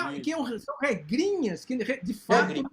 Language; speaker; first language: Portuguese; native; Portuguese